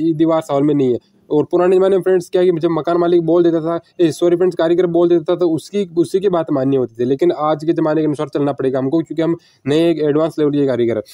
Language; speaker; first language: Hindi; native; Hindi